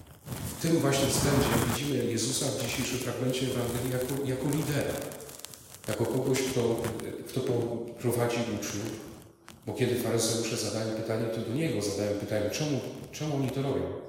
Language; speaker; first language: Polish; native; Polish